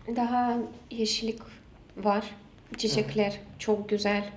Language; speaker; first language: Turkish; non-native, fluent; Russian